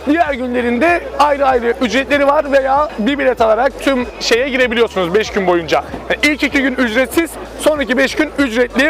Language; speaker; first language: Turkish; native; Turkish